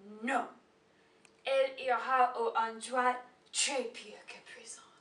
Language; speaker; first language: French; non-native, learner; English